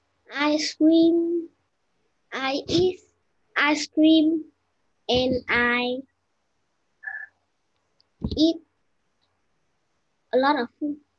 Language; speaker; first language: English; non-native, learner; Vietnamese